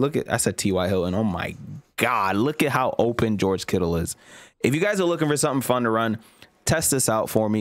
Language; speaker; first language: English; native; English